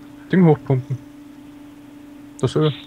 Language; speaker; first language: German; native; German